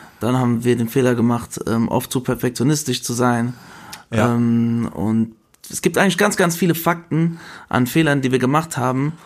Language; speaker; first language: German; early bilingual, other home language; Spanish